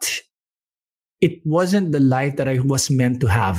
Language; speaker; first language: English; non-native, local second language; Filipino